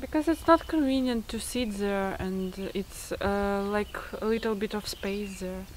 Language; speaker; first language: English; non-native, fluent; Ukrainian